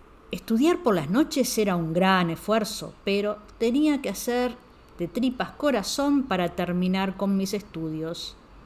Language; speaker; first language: Spanish; native; Spanish